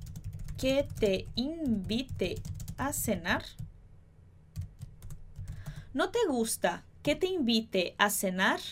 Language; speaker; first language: Spanish; non-native, fluent; Portuguese